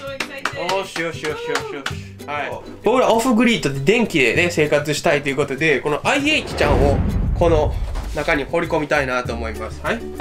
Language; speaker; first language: Japanese; native; Japanese